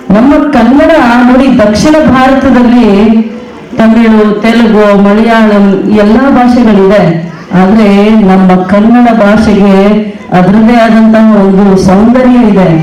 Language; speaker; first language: Kannada; native; Kannada